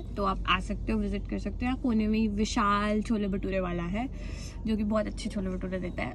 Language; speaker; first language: Hindi; native; Hindi